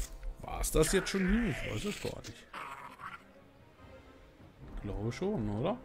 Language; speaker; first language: German; native; German